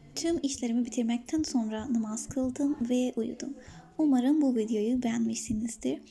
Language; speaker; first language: Turkish; non-native, learner; Urdu